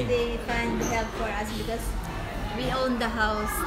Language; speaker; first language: English; non-native, local second language; Filipino